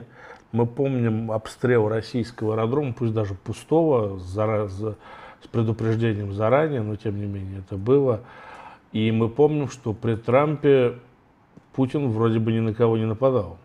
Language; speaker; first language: Russian; native; Russian